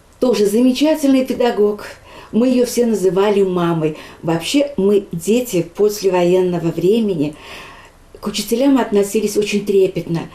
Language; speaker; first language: Russian; non-native, local second language; Chuvash